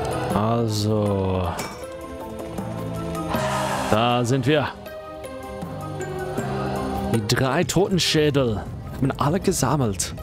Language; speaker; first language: German; non-native, fluent; English